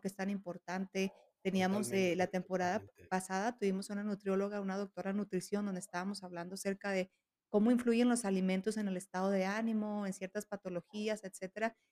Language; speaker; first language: Spanish; native; Spanish